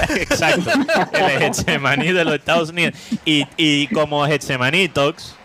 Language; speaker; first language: Spanish; native; Spanish